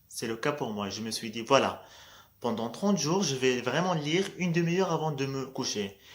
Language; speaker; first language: French; non-native, local second language; Arabic